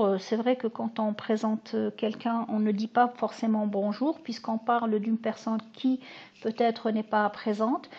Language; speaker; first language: French; non-native, local second language; Arabic